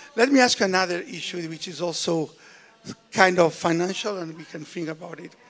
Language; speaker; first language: English; non-native, fluent; Portuguese